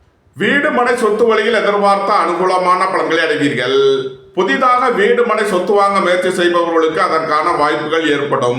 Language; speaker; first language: Tamil; native; Tamil